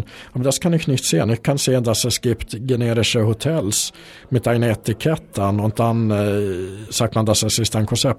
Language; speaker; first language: German; non-native, fluent; Swedish